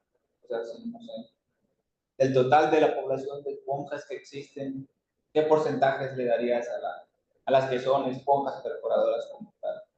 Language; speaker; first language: Spanish; native; Spanish